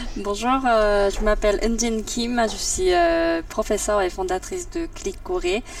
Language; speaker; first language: French; non-native, fluent; Korean